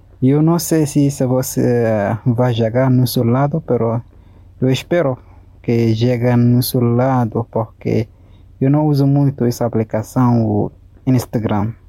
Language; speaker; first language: Portuguese; non-native, learner; Arabic